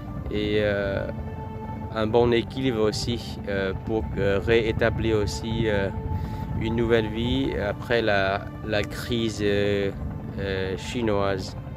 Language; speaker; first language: French; non-native, fluent; Vietnamese